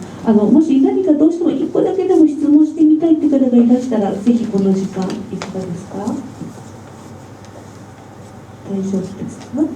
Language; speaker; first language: Japanese; native; Japanese